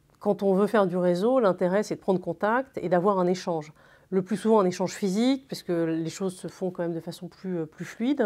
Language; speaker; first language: French; native; French